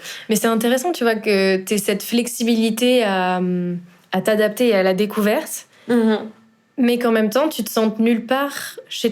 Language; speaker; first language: French; native; French